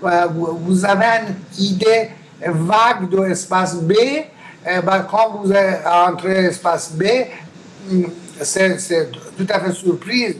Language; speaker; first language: French; non-native, learner; Persian